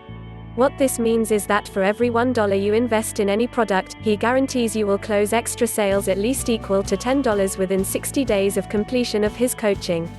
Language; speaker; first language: English; native; English